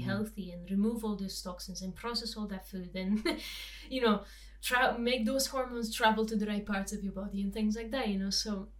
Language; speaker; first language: English; non-native, fluent; Romanian